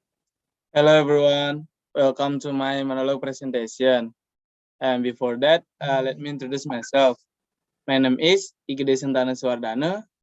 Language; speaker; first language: English; non-native, learner; Indonesian